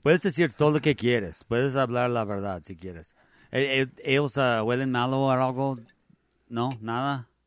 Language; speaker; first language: Spanish; non-native, learner; English